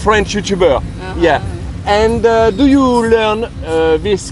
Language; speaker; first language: English; non-native, learner; French